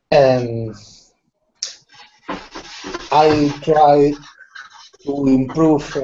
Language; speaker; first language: English; non-native, learner; Spanish